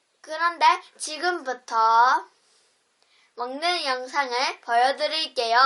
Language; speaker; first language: Korean; non-native, learner; Japanese